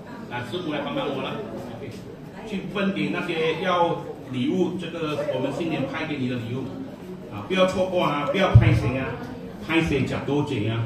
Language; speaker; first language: Chinese; native; Chinese